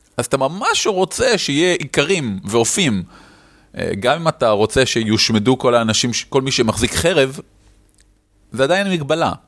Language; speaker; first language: Hebrew; native; Hebrew